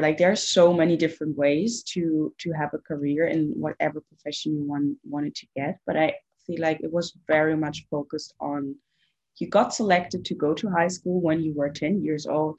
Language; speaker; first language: English; non-native, fluent; German